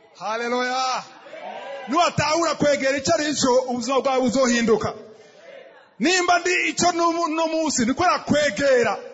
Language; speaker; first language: Rundi; native; Rundi